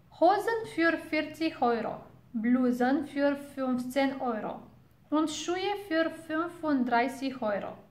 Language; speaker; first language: German; non-native, fluent; Romanian